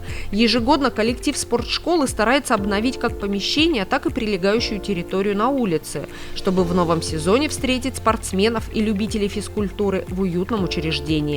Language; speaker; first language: Russian; native; Russian